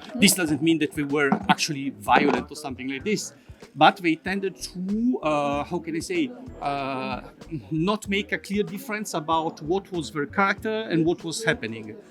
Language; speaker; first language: English; non-native, fluent; Italian